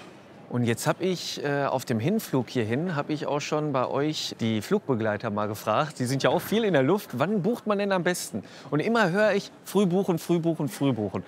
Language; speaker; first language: German; native; German